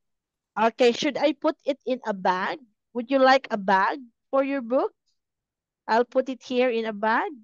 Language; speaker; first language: English; non-native, fluent; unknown